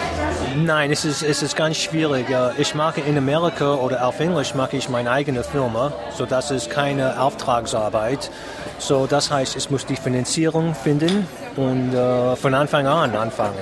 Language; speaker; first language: German; non-native, fluent; English